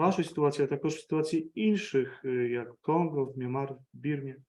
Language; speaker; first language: Ukrainian; non-native, fluent; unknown